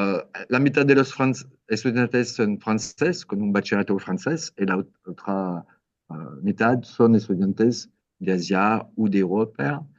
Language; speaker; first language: Spanish; non-native, learner; French